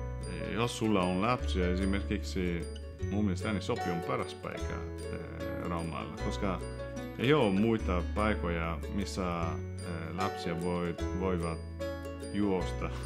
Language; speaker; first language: Finnish; non-native, learner; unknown